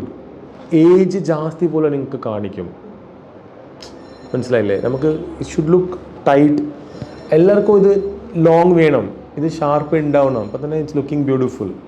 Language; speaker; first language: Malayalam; non-native, local second language; Tamil